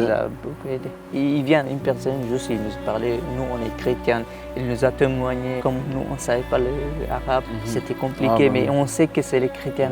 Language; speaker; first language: French; non-native, learner; Tigrinya